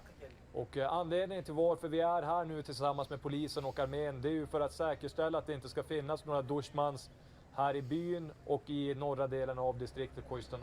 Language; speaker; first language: Swedish; native; Swedish